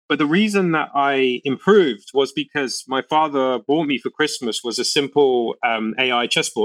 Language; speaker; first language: English; native; English